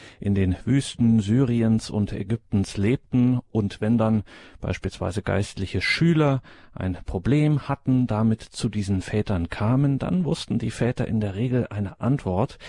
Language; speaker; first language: German; native; German